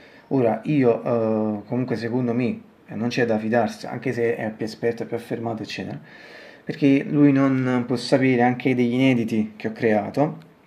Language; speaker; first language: Italian; native; Italian